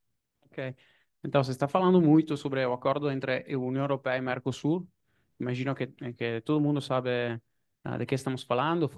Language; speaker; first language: Portuguese; non-native, fluent; Italian